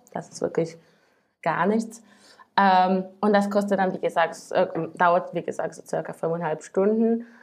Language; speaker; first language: German; non-native, fluent; Slovak